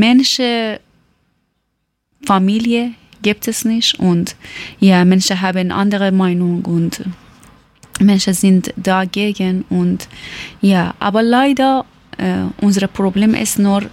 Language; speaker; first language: German; non-native, learner; Persian